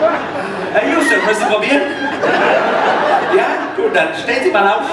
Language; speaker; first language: German; non-native, fluent; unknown